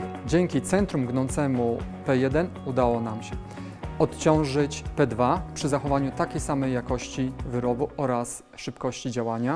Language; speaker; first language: Polish; native; Polish